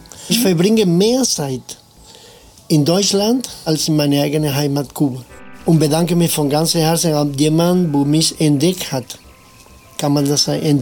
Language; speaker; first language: German; non-native, fluent; Spanish